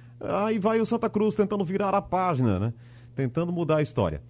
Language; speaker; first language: Portuguese; native; Portuguese